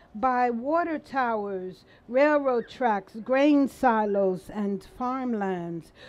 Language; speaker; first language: English; early bilingual, other home language; Spanish